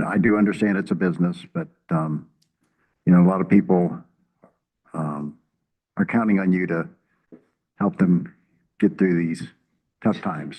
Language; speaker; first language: English; native; English